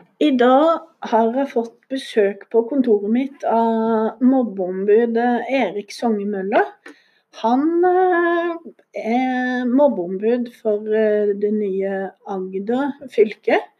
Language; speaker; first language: Norwegian; native; Norwegian